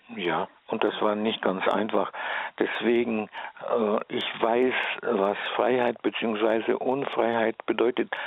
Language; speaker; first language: German; early bilingual, heritage; German